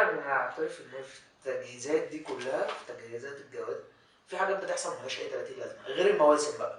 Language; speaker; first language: Arabic; native; Arabic